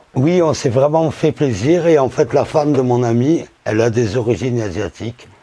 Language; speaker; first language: French; native; French